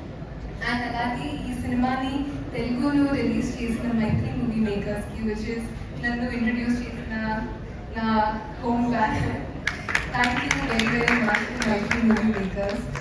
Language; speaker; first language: Telugu; non-native, fluent; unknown